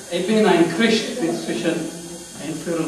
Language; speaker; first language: German; non-native, learner; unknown